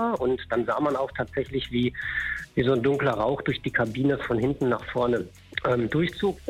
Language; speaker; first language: German; native; German